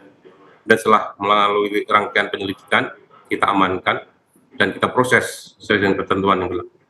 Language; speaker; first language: Indonesian; native; Indonesian